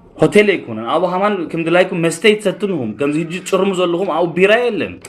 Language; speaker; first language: Tigrinya; early bilingual, heritage; Tigrinya